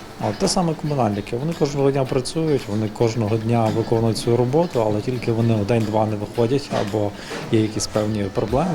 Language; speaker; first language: Ukrainian; native; Ukrainian